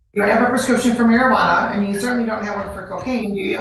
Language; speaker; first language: English; native; English